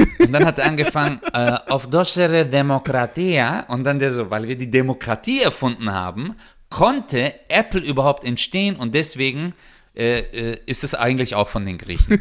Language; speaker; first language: German; early bilingual, other home language; Turkish